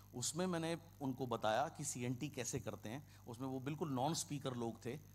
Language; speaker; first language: Hindi; non-native, local second language; Kannada